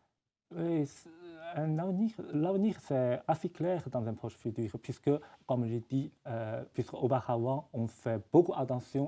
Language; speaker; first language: French; non-native, fluent; Chinese